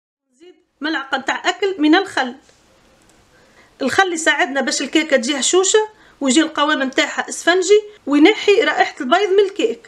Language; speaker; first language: Arabic; native; Arabic